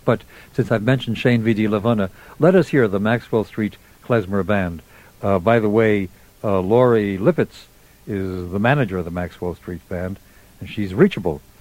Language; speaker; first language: English; native; English